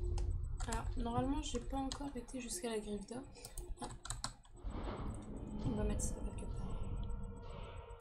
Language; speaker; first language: French; native; French